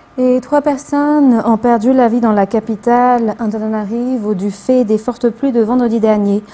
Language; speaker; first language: French; non-native, local second language; Malagasy